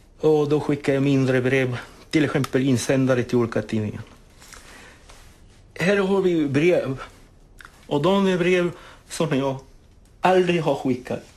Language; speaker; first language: Swedish; non-native, fluent; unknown